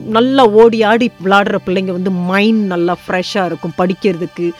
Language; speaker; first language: Tamil; early bilingual, heritage; Tamil